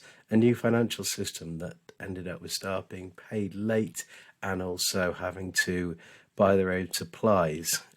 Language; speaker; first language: English; native; English